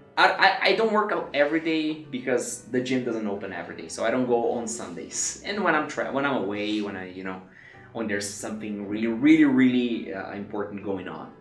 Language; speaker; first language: English; non-native, fluent; Portuguese